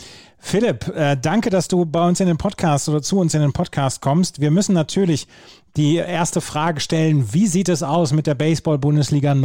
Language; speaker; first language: German; native; German